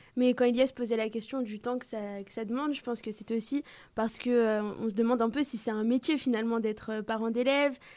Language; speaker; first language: French; native; French